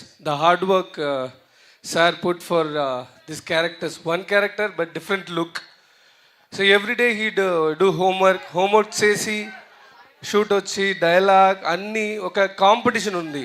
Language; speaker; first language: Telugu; non-native, learner; Tamil